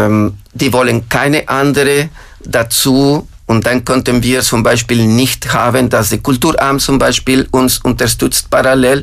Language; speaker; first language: German; non-native, fluent; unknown